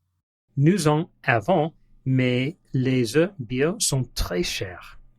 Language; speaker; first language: French; non-native, learner; English